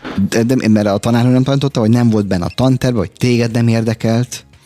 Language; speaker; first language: Hungarian; native; Hungarian